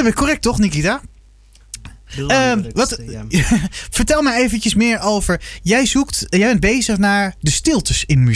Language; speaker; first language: Dutch; native; Dutch